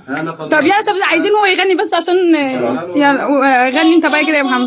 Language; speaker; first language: Arabic; native; Arabic